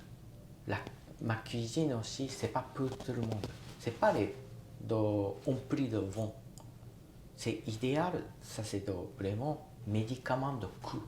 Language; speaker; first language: French; non-native, learner; Japanese